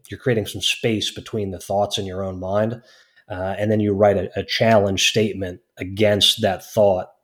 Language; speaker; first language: English; native; English